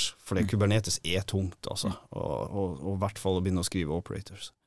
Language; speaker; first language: Norwegian; native; Norwegian